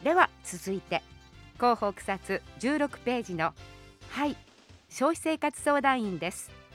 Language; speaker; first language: Japanese; native; Japanese